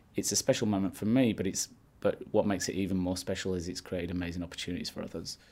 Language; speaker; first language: English; native; English